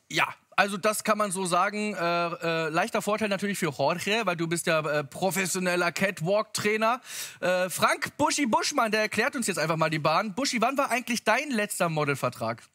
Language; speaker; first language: German; native; German